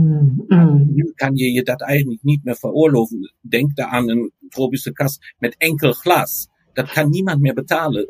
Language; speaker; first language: Dutch; non-native, fluent; German